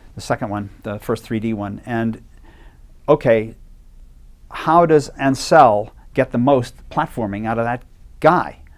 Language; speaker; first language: English; native; English